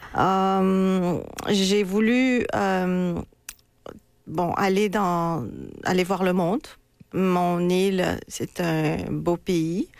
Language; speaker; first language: French; non-native, local second language; Morisyen